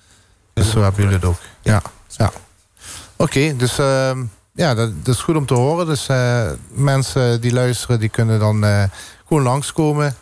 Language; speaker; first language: Dutch; native; Dutch